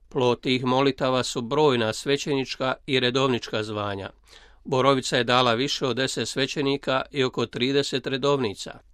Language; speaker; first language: Croatian; native; Croatian